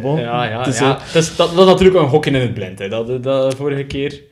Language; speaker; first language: Dutch; native; Dutch